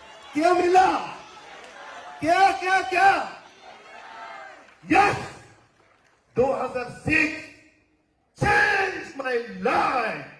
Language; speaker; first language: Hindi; non-native, learner; Bangla